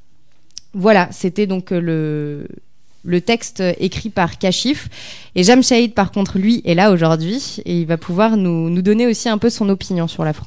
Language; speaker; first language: French; native; French